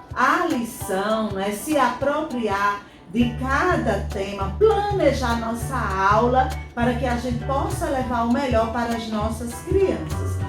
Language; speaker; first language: Portuguese; native; Portuguese